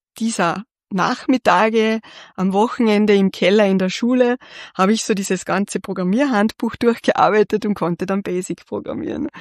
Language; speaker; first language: German; native; German